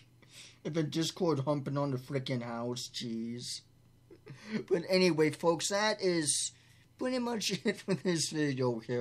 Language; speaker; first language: English; native; English